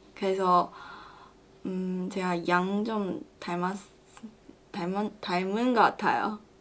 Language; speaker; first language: Korean; non-native, learner; Chinese